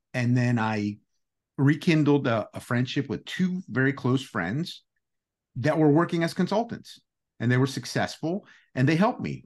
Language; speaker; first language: English; early bilingual, other home language; Greek